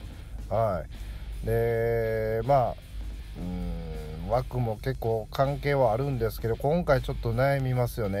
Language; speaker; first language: Japanese; native; Japanese